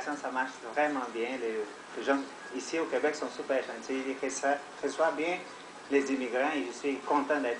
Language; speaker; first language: French; non-native, learner; Portuguese